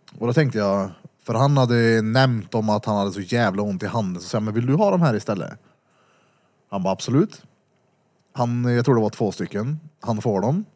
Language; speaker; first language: Swedish; native; Swedish